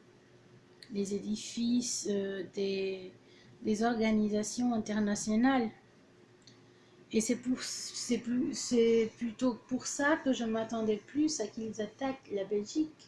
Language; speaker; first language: French; early bilingual, other home language; Portuguese